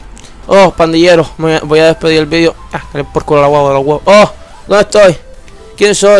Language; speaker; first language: Spanish; native; Spanish